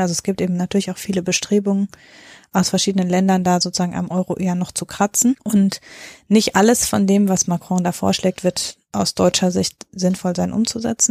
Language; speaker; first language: German; native; German